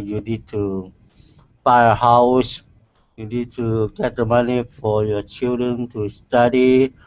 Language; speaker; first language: English; non-native, learner; Chinese